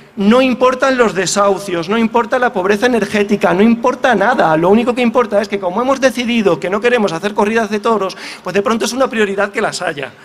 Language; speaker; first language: Spanish; native; Spanish